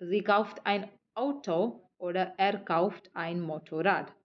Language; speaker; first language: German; non-native, learner; Malayalam